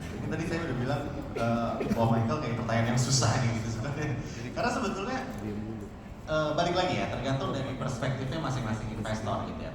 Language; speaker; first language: Indonesian; native; Indonesian